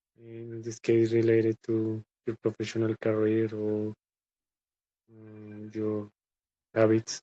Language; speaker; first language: English; non-native, learner; Spanish